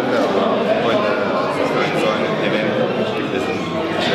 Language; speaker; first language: German; non-native, fluent; Azerbaijani